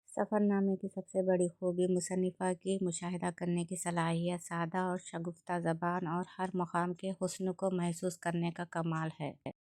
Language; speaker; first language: Urdu; native; Urdu